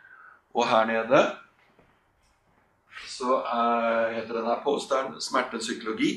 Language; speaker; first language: Norwegian; native; Norwegian